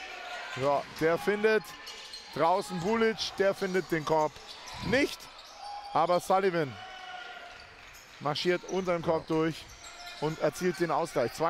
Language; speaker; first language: German; native; German